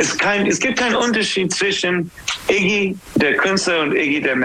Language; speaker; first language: German; non-native, fluent; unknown